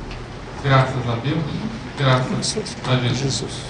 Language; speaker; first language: Portuguese; native; Portuguese